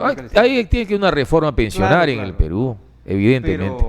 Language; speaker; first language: Spanish; native; Spanish